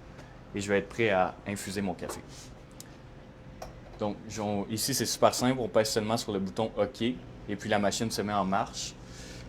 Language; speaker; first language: French; native; French